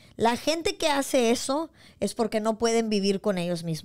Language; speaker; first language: Spanish; early bilingual, other home language; English